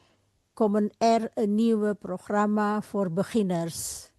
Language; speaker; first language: Dutch; non-native, fluent; Indonesian